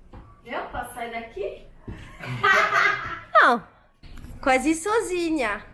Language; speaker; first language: Portuguese; non-native, learner; French